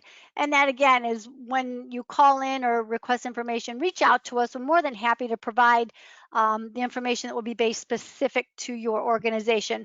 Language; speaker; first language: English; native; English